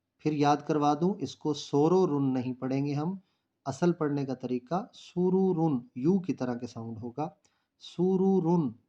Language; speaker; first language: Urdu; native; Urdu